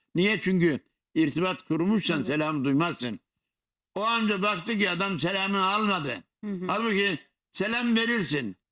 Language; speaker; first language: Turkish; native; Turkish